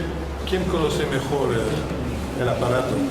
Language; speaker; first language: Spanish; non-native, learner; English